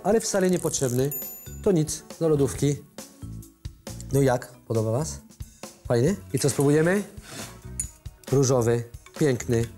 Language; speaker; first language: Polish; non-native, learner; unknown